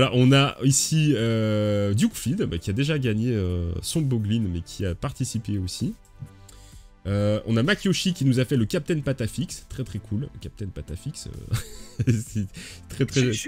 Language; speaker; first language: French; native; French